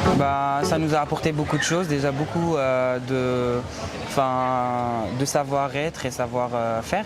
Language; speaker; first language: French; non-native, local second language; Arabic